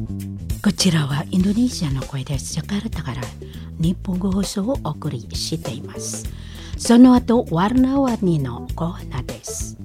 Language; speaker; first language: Japanese; non-native, learner; Indonesian